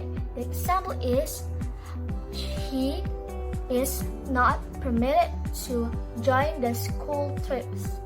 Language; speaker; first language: English; non-native, learner; Indonesian